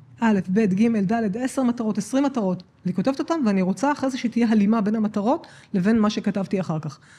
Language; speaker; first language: Hebrew; native; Hebrew